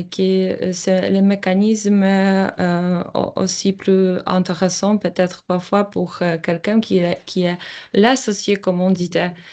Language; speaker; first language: French; non-native, learner; Polish